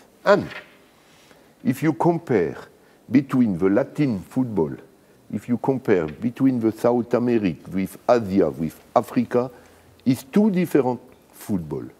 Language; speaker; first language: English; non-native, learner; French